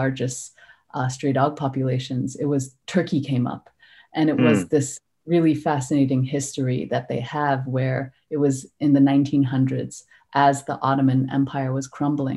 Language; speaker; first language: English; non-native, local second language; Cantonese